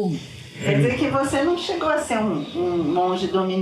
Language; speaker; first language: Portuguese; native; Portuguese